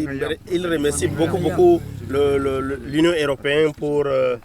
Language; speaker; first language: French; non-native, local second language; Fula